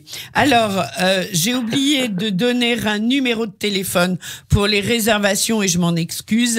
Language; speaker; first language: French; native; French